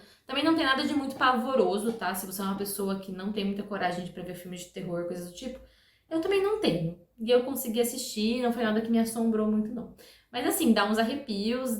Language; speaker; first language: Portuguese; native; Portuguese